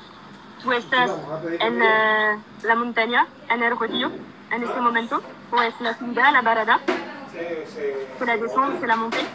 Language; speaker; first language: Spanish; non-native, learner; French